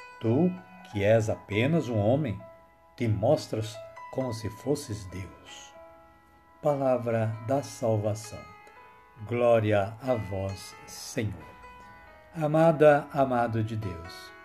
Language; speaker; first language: Portuguese; native; Portuguese